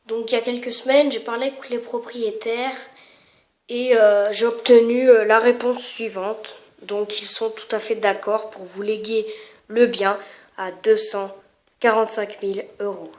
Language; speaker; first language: French; native; French